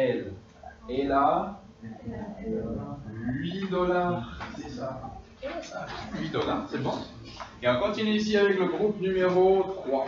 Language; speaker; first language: French; non-native, fluent; English